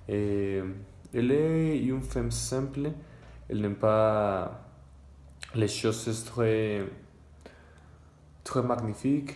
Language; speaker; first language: French; non-native, learner; Spanish